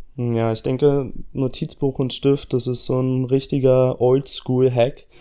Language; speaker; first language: German; native; German